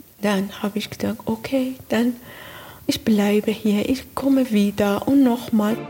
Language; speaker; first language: German; non-native, learner; Persian